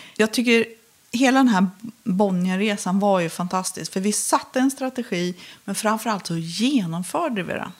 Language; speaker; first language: Swedish; native; Swedish